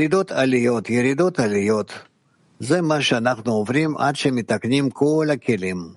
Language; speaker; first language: Hebrew; non-native, fluent; Russian